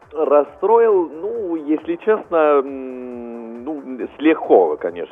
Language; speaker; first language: Russian; non-native, fluent; Italian